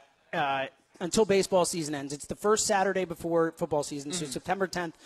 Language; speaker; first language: English; native; English